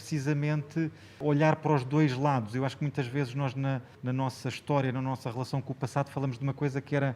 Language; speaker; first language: Portuguese; native; Portuguese